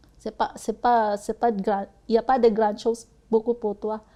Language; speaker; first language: French; non-native, learner; Cebuano